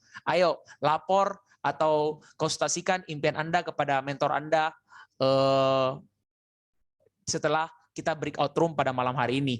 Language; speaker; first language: Indonesian; native; Indonesian